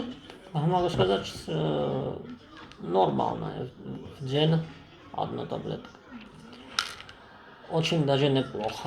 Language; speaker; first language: Russian; non-native, fluent; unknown